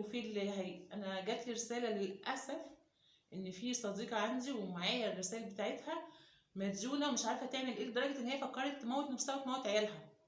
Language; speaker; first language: Arabic; native; Arabic